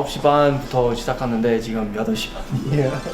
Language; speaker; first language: Korean; non-native, learner; English